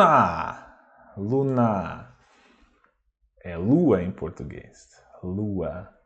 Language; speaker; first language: Portuguese; non-native, fluent; Russian